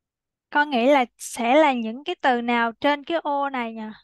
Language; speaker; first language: Vietnamese; native; Vietnamese